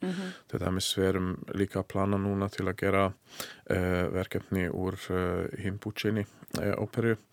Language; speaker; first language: Icelandic; non-native, learner; Hungarian